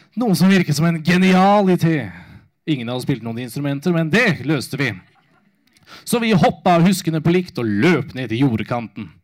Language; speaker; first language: Norwegian; native; Norwegian